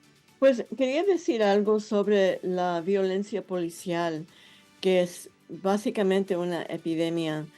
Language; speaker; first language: Spanish; non-native, fluent; English